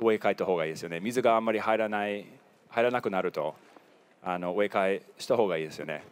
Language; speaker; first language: Japanese; non-native, fluent; English